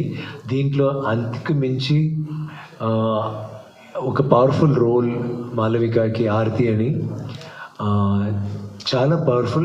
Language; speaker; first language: Telugu; non-native, learner; Tamil